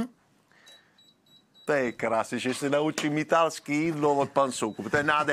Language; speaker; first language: Czech; non-native, learner; Italian